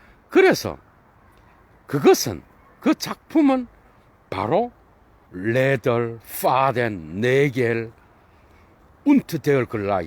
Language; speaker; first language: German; non-native, fluent; Korean